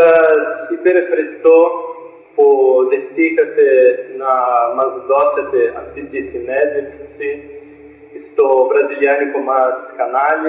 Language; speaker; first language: Greek; non-native, fluent; Portuguese